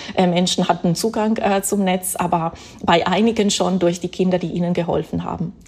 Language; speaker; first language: German; non-native, fluent; Italian